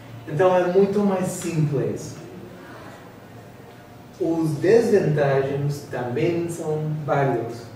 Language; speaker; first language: Portuguese; non-native, fluent; English